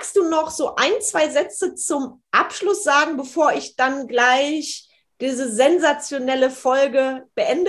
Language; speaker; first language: German; native; German